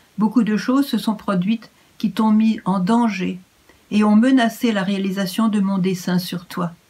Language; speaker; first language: French; native; French